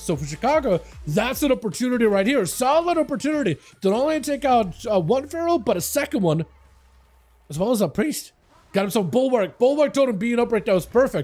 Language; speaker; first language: English; native; English